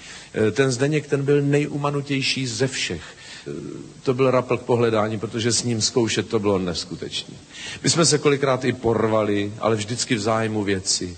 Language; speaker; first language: Czech; native; Czech